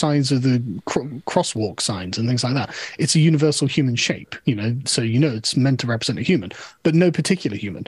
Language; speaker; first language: English; native; English